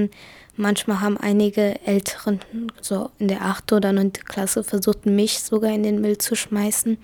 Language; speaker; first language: German; early bilingual, other home language; Kurdish